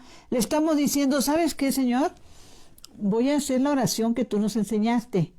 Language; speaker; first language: Spanish; native; Spanish